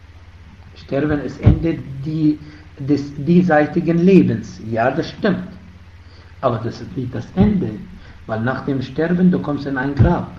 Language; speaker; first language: German; non-native, fluent; Arabic